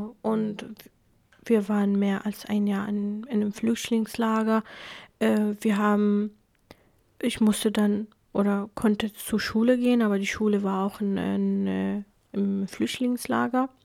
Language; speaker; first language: German; non-native, fluent; Kurdish